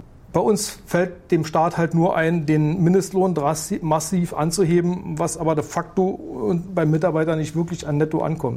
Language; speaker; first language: German; native; German